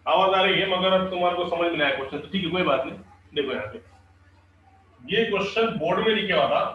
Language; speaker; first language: Hindi; non-native, local second language; Marathi